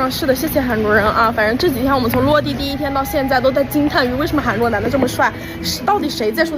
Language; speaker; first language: Chinese; native; Chinese